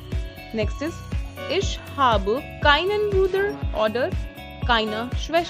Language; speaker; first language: German; non-native, learner; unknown